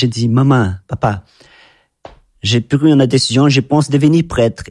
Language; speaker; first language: French; non-native, fluent; Portuguese